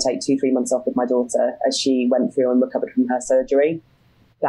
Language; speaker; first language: English; native; English